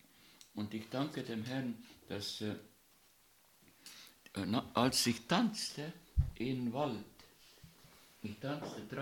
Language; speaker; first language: German; non-native, learner; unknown